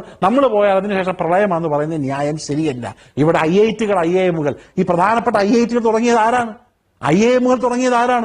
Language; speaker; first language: Malayalam; native; Malayalam